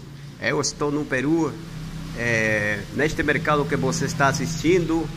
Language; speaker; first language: Portuguese; non-native, fluent; Spanish